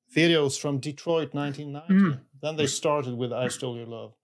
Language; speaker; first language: English; non-native, fluent; Swedish